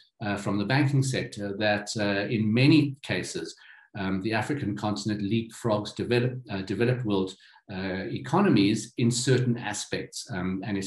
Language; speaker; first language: English; native; English